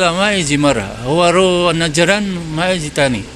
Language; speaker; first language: Arabic; non-native, learner; Filipino